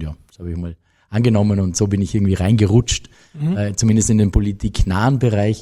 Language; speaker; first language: German; native; German